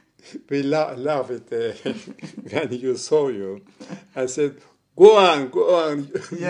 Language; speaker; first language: English; non-native, learner; Turkish